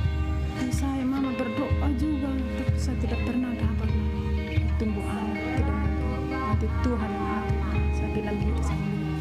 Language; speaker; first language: Indonesian; non-native, local second language; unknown